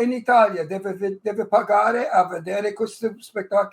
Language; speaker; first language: Italian; early bilingual, heritage; English